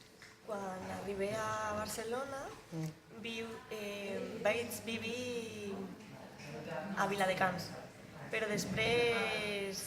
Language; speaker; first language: Catalan; non-native, learner; Spanish